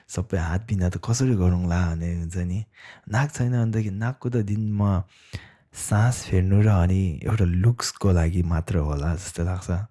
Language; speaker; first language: Nepali; non-native, local second language; Tibetan